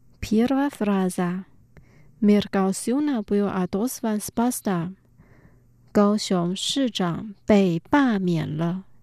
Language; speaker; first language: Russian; non-native, learner; Chinese